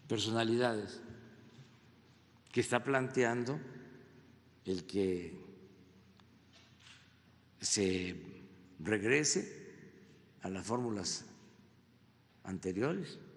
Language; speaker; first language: Spanish; native; Spanish